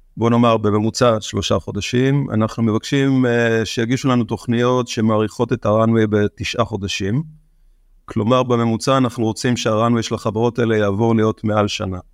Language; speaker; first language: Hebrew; native; Hebrew